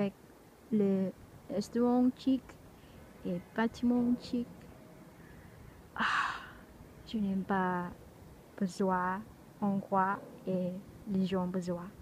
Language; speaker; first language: French; non-native, learner; Vietnamese